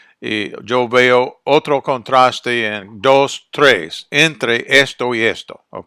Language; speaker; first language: Spanish; non-native, fluent; English